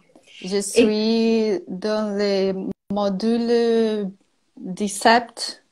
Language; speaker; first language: French; non-native, learner; Portuguese